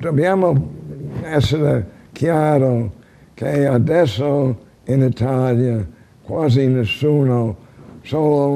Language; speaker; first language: Italian; non-native, learner; English